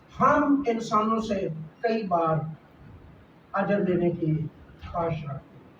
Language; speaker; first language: Urdu; non-native, local second language; Punjabi